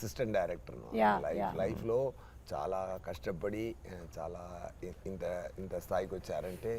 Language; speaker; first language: Telugu; non-native, fluent; Tamil